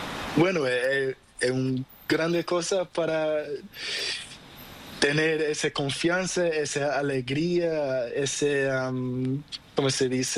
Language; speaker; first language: Spanish; non-native, learner; Portuguese